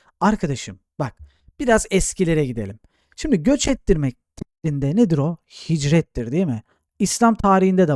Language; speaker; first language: Turkish; native; Turkish